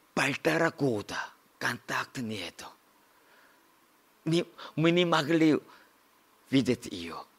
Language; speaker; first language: Russian; non-native, learner; Korean